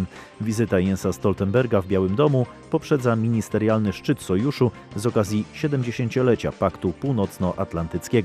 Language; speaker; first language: Polish; native; Polish